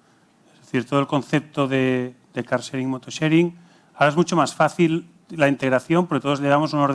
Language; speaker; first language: Spanish; native; Spanish